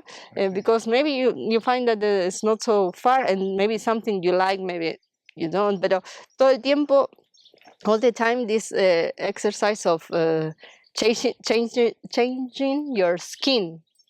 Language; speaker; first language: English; non-native, fluent; Spanish